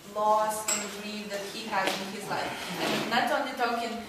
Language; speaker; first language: English; non-native, fluent; Russian